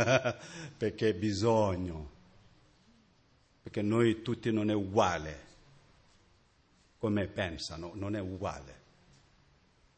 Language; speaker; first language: Italian; non-native, learner; Tibetan